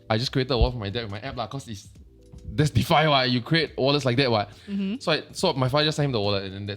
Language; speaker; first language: English; native; English